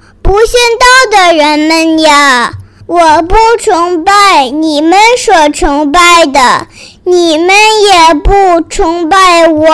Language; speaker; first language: Chinese; early bilingual, heritage; Chinese